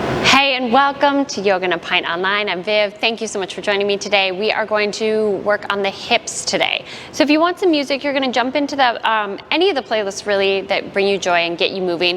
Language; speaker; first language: English; native; English